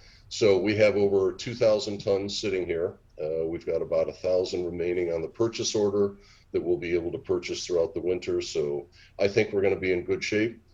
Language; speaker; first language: English; native; English